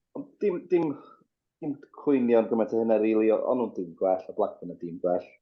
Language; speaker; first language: Welsh; native; Welsh